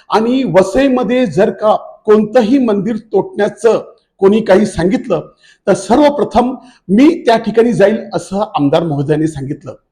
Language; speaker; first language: Marathi; native; Marathi